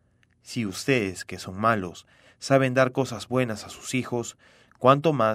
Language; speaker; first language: Spanish; native; Spanish